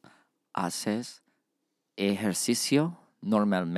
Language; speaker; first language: Spanish; non-native, learner; English